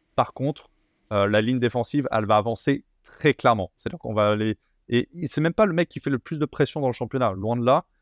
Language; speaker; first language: French; native; French